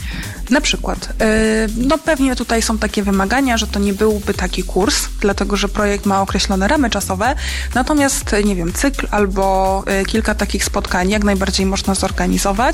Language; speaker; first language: Polish; native; Polish